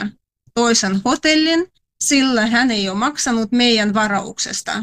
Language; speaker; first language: Finnish; non-native, fluent; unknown